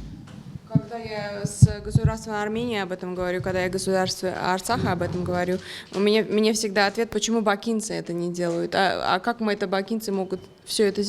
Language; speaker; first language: Russian; early bilingual, heritage; English